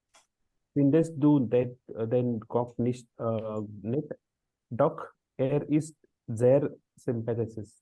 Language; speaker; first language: German; non-native, learner; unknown